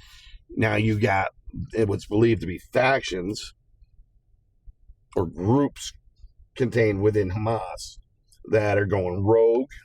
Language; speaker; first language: English; native; English